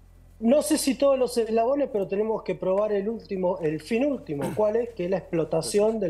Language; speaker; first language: Spanish; native; Spanish